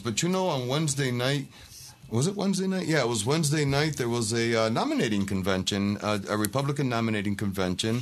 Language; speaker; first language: English; early bilingual, other home language; Spanish